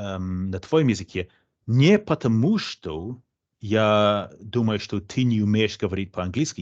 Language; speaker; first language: Russian; non-native, fluent; English